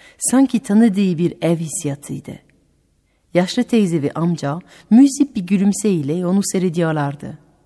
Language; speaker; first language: Turkish; non-native, fluent; French